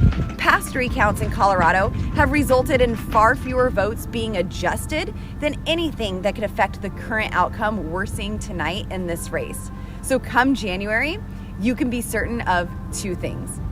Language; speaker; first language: English; native; English